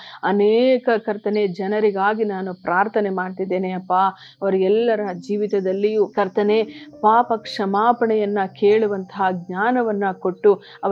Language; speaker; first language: Kannada; native; Kannada